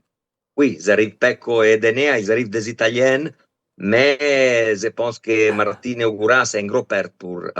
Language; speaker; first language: French; non-native, fluent; Italian